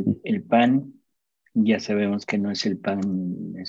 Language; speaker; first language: Spanish; native; Spanish